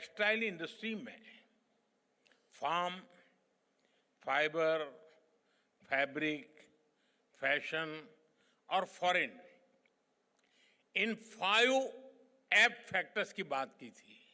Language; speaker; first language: Hindi; non-native, local second language; Gujarati